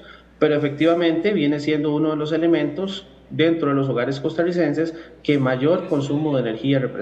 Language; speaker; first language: Spanish; native; Spanish